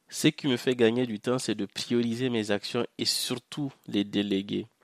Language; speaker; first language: French; non-native, local second language; Hausa